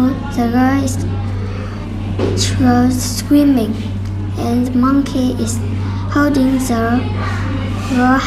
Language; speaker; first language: English; non-native, learner; Vietnamese